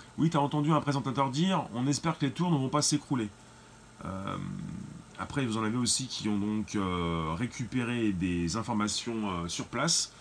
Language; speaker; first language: French; native; French